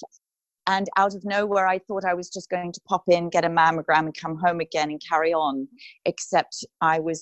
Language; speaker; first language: English; native; English